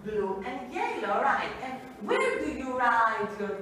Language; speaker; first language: English; non-native, fluent; Greek